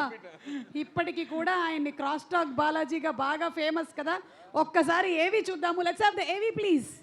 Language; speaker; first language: Telugu; native; Telugu